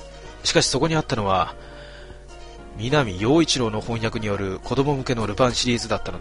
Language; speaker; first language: Japanese; native; Japanese